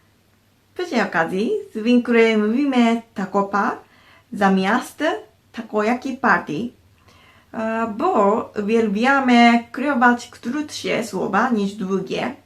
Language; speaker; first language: Polish; non-native, fluent; Japanese